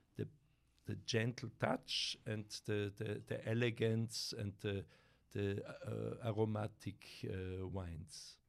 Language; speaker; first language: English; non-native, fluent; German